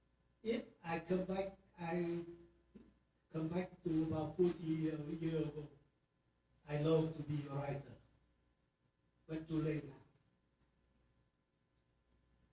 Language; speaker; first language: English; non-native, learner; Vietnamese